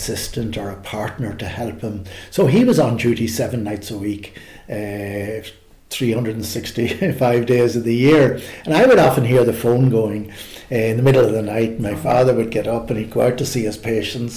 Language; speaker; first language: English; native; English